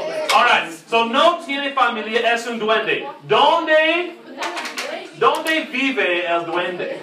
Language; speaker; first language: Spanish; non-native, fluent; English